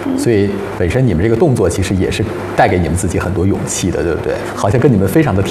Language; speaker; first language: Chinese; native; Chinese